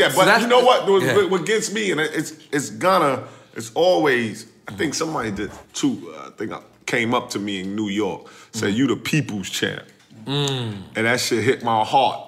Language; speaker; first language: English; native; English